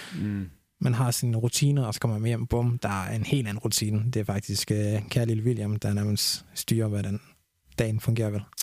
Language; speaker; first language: Danish; early bilingual, other home language; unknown